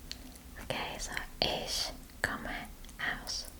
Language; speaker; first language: German; non-native, fluent; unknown